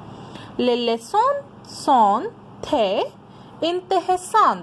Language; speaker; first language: French; non-native, fluent; Hindi